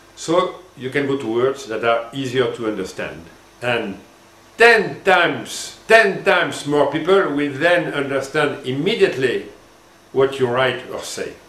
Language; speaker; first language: English; non-native, fluent; French